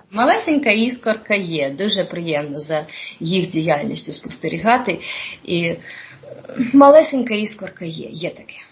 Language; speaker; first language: Ukrainian; native; Ukrainian